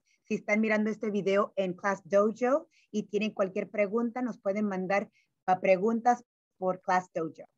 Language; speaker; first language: Spanish; early bilingual, heritage; Spanish